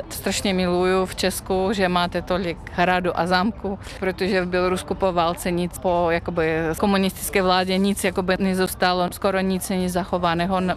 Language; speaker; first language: Czech; non-native, fluent; Russian